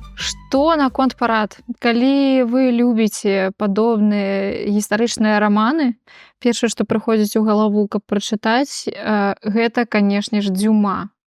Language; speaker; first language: Belarusian; non-native, local second language; Russian